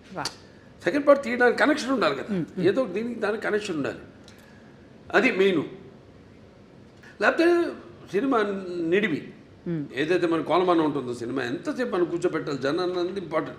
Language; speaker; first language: Telugu; native; Telugu